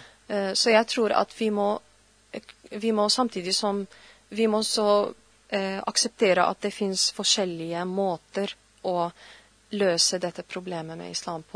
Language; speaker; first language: Norwegian; non-native, fluent; Arabic